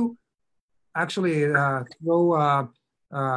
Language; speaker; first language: English; non-native, fluent; Hebrew